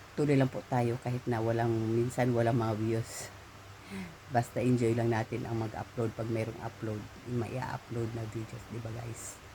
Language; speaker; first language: Filipino; native; Filipino